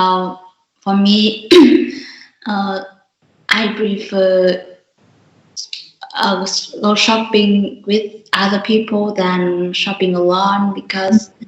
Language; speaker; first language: English; non-native, learner; Vietnamese